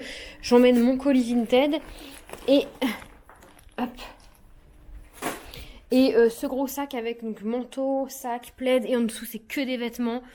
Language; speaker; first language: French; native; French